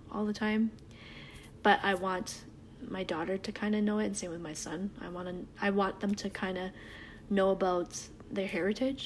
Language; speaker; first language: English; native; English